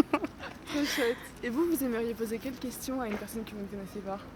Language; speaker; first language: French; native; French